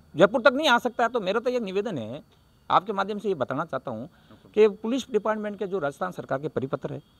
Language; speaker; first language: Hindi; native; Hindi